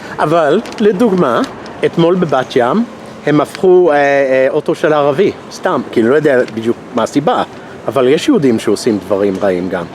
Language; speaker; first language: Hebrew; non-native, fluent; English